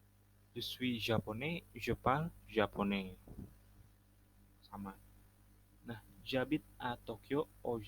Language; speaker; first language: French; non-native, fluent; Indonesian